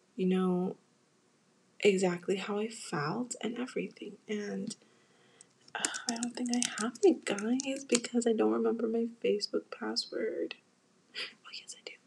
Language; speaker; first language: English; early bilingual, other home language; Spanish